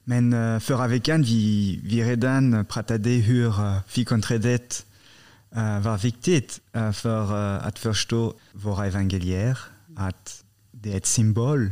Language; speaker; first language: Swedish; non-native, fluent; French